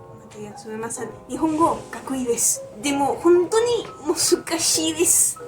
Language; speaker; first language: Japanese; non-native, learner; Spanish